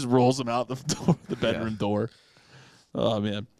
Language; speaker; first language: English; native; English